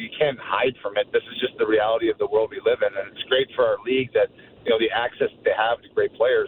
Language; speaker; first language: English; native; English